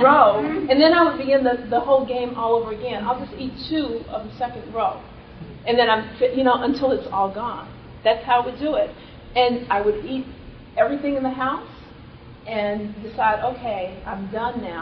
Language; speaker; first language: English; native; English